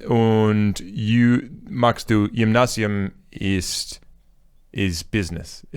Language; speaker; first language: German; non-native, learner; English